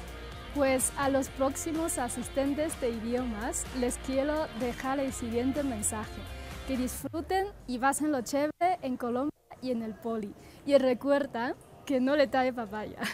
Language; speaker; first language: Spanish; non-native, fluent; Chinese